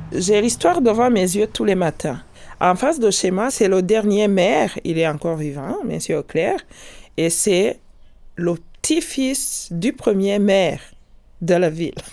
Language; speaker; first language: French; non-native, local second language; Kinyarwanda